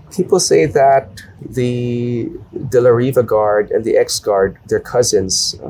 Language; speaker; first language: English; non-native, local second language; Filipino